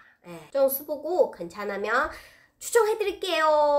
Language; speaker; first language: Korean; non-native, fluent; Chinese